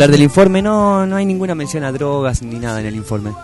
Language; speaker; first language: Spanish; native; Spanish